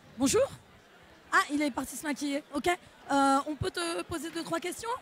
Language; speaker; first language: French; native; French